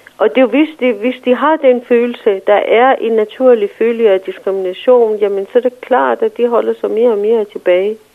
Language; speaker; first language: Danish; non-native, fluent; Persian